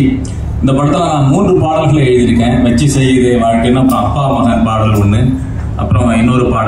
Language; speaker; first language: Tamil; native; Tamil